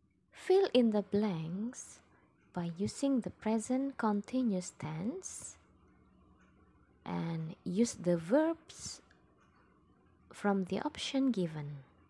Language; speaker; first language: English; non-native, fluent; Indonesian